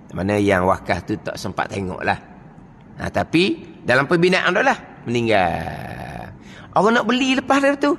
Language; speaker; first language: Malay; native; Malay